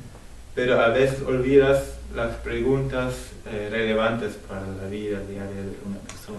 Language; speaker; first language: Spanish; non-native, fluent; German